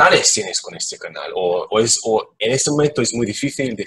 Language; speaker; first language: Spanish; non-native, learner; German